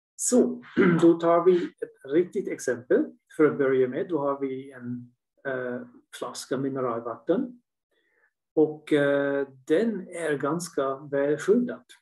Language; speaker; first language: Swedish; non-native, fluent; German